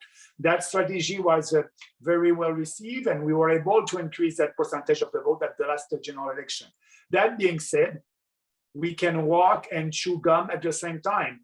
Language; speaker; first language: English; non-native, local second language; French